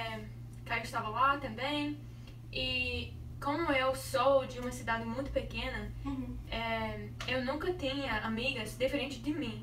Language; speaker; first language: Portuguese; non-native, learner; English